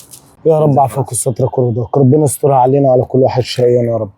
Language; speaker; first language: Arabic; native; Arabic